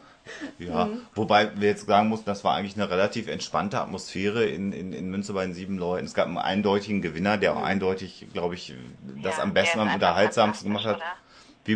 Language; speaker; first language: German; native; German